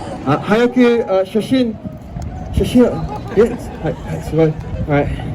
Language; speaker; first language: Japanese; non-native, learner; English